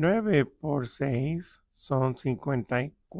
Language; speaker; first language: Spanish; early bilingual, heritage; Spanish